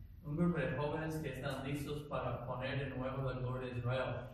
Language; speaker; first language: Spanish; non-native, learner; English